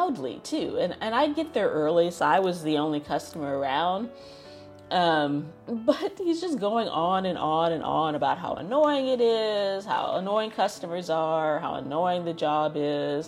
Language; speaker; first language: English; native; English